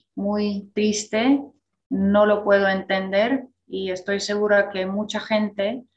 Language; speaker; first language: Spanish; non-native, fluent; Bulgarian